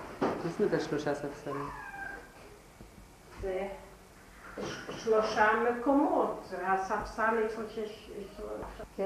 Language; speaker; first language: Hebrew; non-native, fluent; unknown